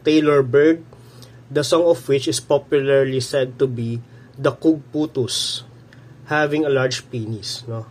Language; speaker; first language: English; non-native, local second language; Filipino